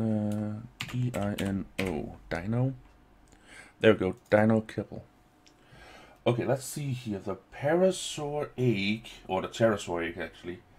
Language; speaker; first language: English; non-native, fluent; Danish